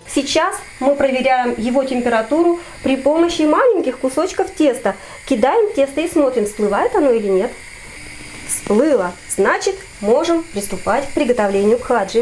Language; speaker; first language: Russian; native; Russian